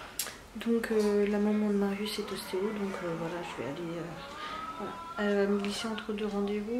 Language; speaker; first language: French; native; French